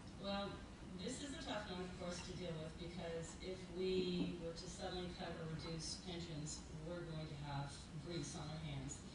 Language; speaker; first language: English; native; English